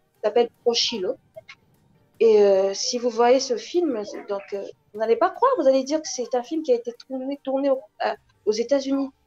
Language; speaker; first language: French; non-native, local second language; Lingala